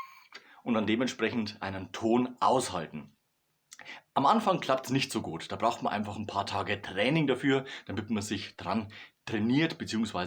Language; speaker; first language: German; native; German